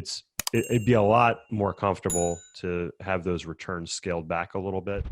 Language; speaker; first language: English; native; English